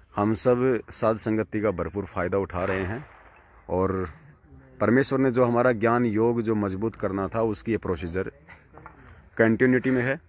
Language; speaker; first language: Hindi; native; Hindi